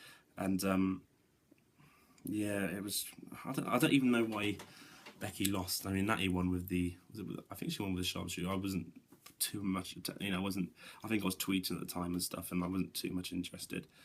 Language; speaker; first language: English; native; English